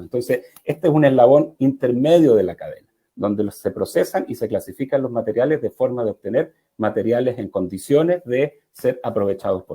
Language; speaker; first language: Spanish; native; Spanish